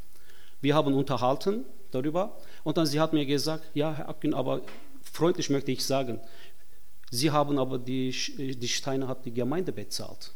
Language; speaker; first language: German; non-native, fluent; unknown